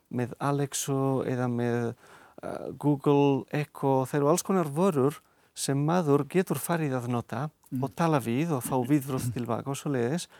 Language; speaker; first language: Icelandic; non-native, fluent; Spanish